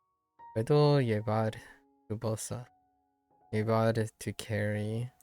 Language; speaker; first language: Spanish; non-native, learner; English